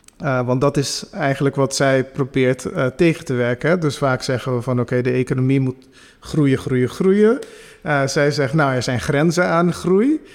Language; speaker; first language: Dutch; non-native, local second language; Papiamento